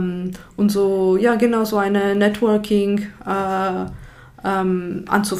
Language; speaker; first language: German; non-native, fluent; French